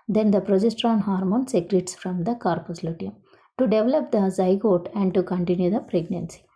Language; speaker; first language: English; non-native, local second language; Telugu